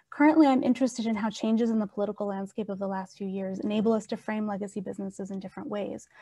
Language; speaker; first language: English; native; English